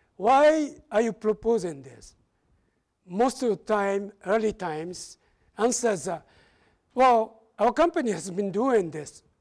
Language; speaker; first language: English; non-native, fluent; Japanese